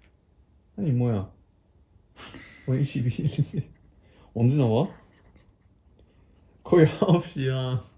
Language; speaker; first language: Korean; non-native, fluent; German